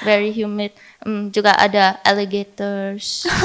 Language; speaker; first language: Indonesian; early bilingual, heritage; English